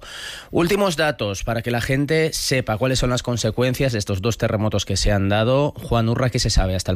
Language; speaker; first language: Spanish; native; Spanish